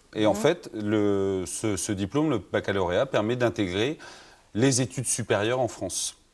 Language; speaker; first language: French; native; French